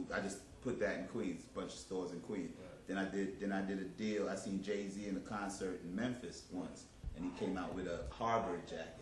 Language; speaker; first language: English; native; English